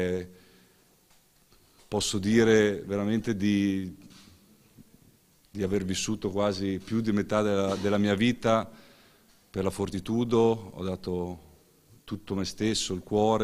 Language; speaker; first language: Italian; native; Italian